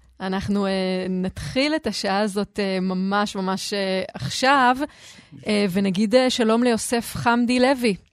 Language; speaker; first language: Hebrew; native; Hebrew